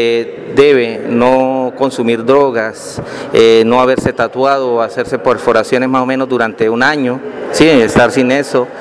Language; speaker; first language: Spanish; native; Spanish